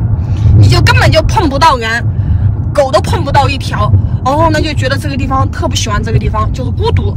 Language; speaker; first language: Chinese; native; Chinese